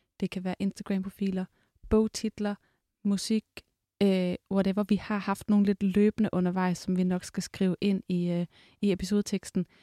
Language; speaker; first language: Danish; native; Danish